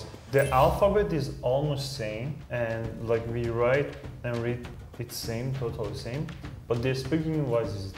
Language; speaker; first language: English; non-native, fluent; Persian